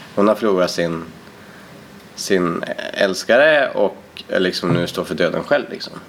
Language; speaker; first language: Swedish; native; Swedish